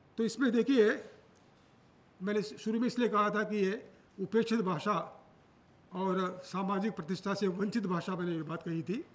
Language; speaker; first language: Hindi; non-native, local second language; Telugu